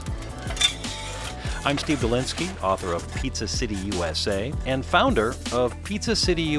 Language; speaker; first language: English; native; English